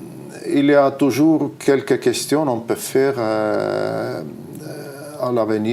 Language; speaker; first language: French; non-native, fluent; Estonian